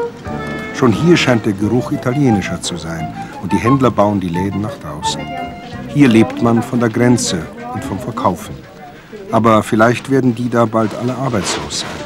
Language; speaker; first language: German; native; German